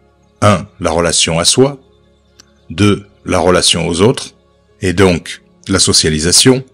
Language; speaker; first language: French; native; French